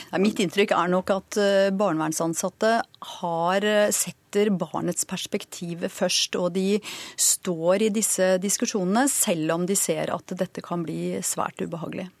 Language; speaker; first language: Norwegian; native; Norwegian